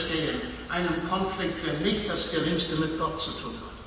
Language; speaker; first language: German; non-native, fluent; English